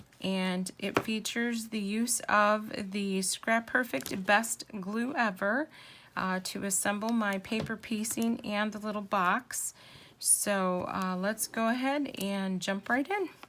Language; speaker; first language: English; native; English